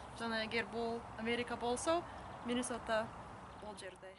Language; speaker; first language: Kyrgyz; non-native, learner; English